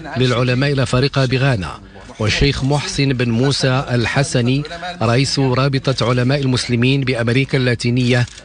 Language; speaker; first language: Arabic; native; Arabic